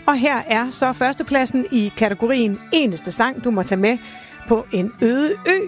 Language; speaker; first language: Danish; native; Danish